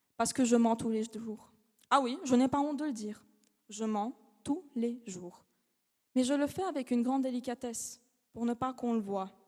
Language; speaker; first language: French; non-native, fluent; Russian